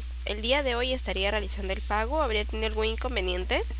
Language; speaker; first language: Spanish; native; Spanish